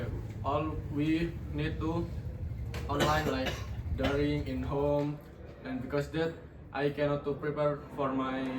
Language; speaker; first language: English; non-native, learner; Indonesian